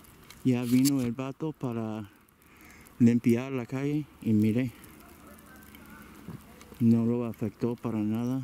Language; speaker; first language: Spanish; early bilingual, heritage; Spanish